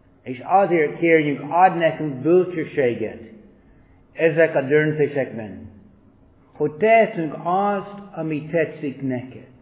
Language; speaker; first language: Hungarian; non-native, fluent; English